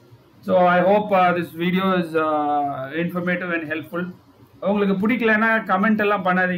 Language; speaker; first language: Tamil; native; Tamil